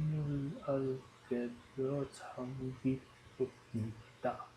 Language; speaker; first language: Korean; non-native, learner; Dutch